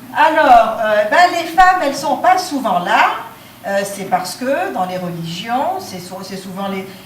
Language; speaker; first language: French; non-native, local second language; Arabic